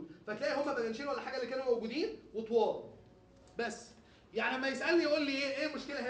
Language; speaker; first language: Arabic; native; Arabic